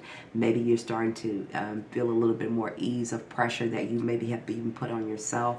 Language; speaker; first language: English; native; English